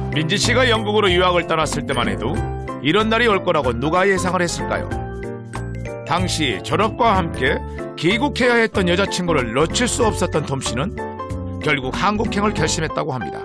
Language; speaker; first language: Korean; native; Korean